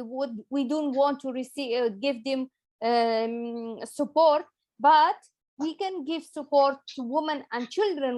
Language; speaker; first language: English; non-native, fluent; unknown